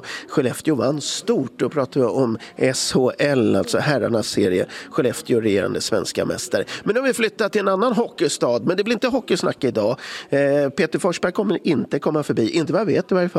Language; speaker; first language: Swedish; native; Swedish